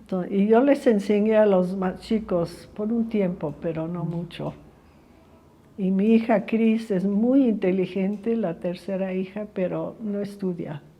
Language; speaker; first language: Spanish; early bilingual, other home language; English